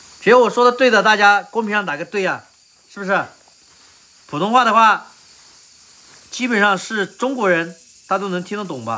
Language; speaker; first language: Chinese; native; Chinese